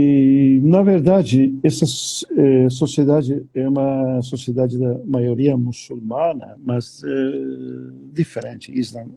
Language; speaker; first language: Portuguese; non-native, fluent; Turkish